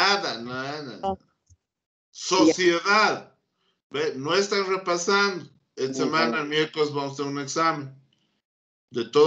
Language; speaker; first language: Spanish; native; Spanish